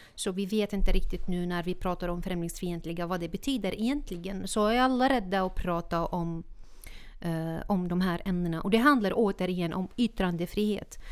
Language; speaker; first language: Swedish; non-native, fluent; Arabic